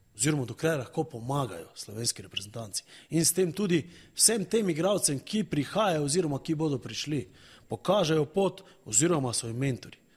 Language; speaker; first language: Slovenian; native; Slovenian